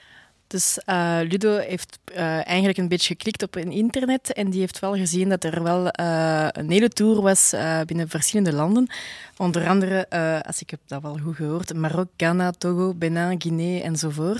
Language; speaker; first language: Dutch; non-native, local second language; French